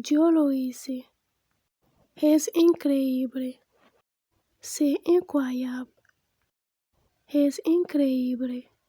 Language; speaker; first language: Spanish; non-native, fluent; Haitian Creole